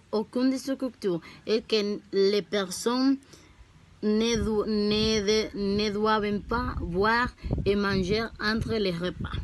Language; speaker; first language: French; non-native, learner; Spanish